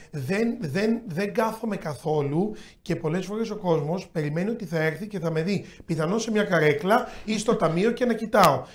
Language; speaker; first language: Greek; native; Greek